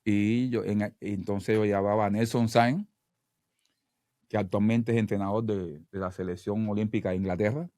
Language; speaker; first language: Spanish; native; Spanish